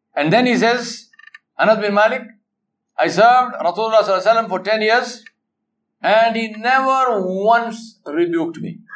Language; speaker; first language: English; non-native, local second language; Urdu